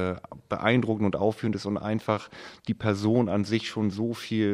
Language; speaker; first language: German; native; German